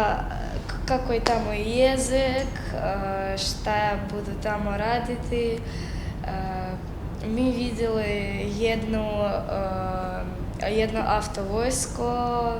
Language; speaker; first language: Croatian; non-native, learner; Ukrainian